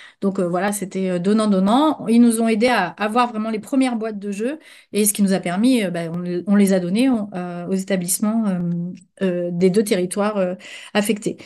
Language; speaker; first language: French; native; French